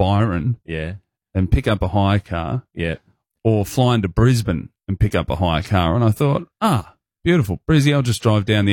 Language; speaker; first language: English; native; English